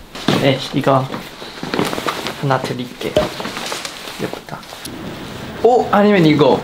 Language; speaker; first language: Korean; non-native, fluent; Chinese